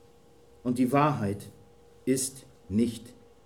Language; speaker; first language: German; native; German